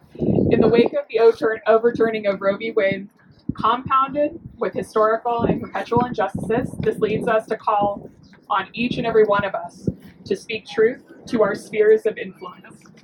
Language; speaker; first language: English; native; English